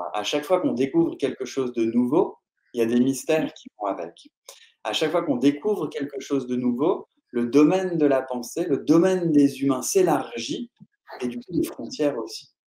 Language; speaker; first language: French; native; French